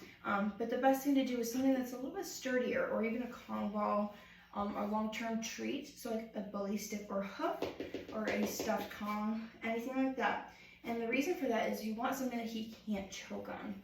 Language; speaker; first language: English; native; English